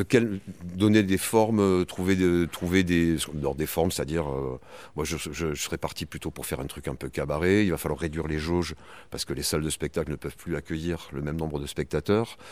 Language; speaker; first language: French; native; French